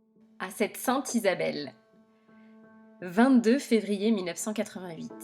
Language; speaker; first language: French; native; French